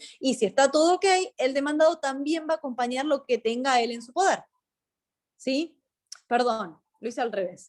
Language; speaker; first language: Spanish; native; Spanish